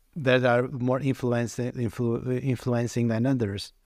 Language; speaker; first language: English; non-native, fluent; Portuguese